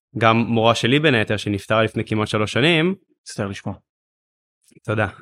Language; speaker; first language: Hebrew; native; Hebrew